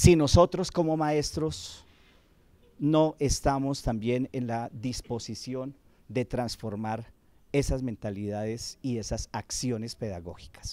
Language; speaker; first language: Spanish; native; Spanish